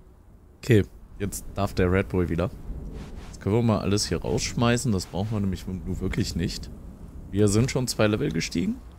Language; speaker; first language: German; native; German